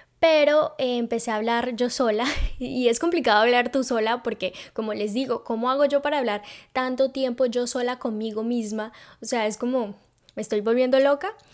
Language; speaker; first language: Spanish; native; Spanish